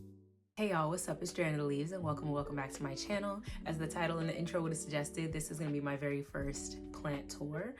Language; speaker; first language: English; native; English